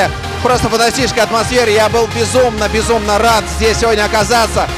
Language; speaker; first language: Russian; native; Russian